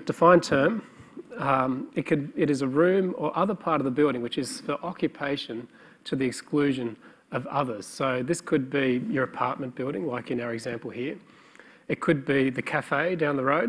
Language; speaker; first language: English; native; English